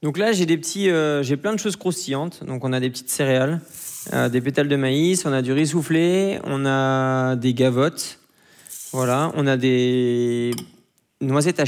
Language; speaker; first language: French; native; French